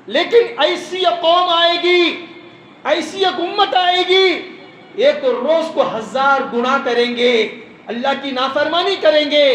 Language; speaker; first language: Hindi; non-native, local second language; Tamil